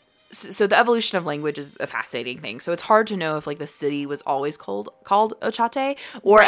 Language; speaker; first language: English; native; English